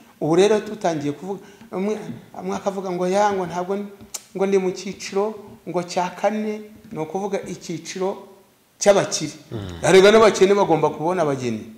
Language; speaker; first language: Kinyarwanda; native; Kinyarwanda